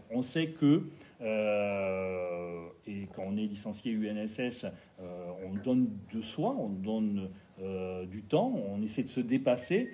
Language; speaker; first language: French; native; French